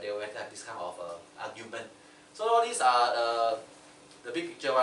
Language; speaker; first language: English; non-native, local second language; Chinese